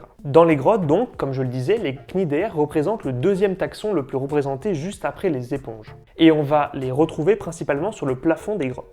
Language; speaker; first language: French; native; French